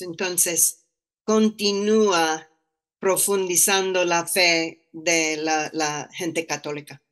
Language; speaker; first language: Spanish; non-native, fluent; English